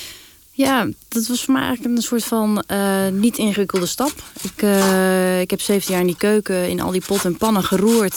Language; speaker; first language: Dutch; native; Dutch